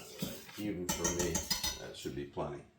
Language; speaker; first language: English; native; English